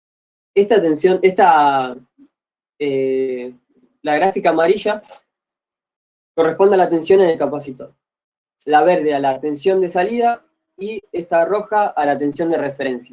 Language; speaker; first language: Spanish; native; Spanish